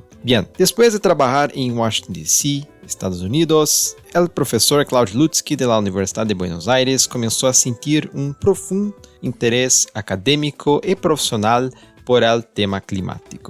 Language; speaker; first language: Spanish; non-native, fluent; Portuguese